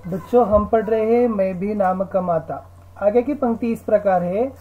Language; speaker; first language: Hindi; non-native, local second language; Kannada